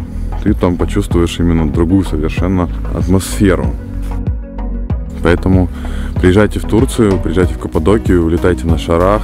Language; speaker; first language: Russian; native; Russian